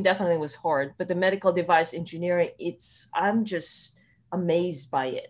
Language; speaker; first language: English; non-native, local second language; Filipino